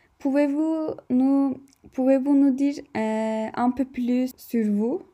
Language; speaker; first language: French; non-native, learner; Turkish